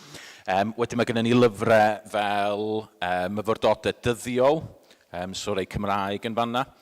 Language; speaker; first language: Welsh; native; Welsh